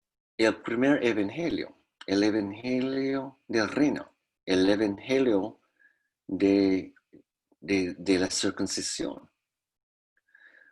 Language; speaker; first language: Spanish; non-native, fluent; English